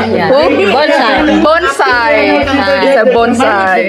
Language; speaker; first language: English; non-native, learner; Indonesian